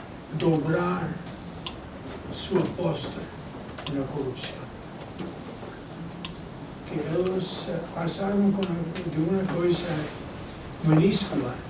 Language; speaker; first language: Portuguese; non-native, fluent; Spanish